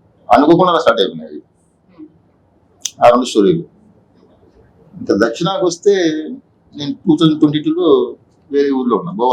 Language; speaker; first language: Telugu; native; Telugu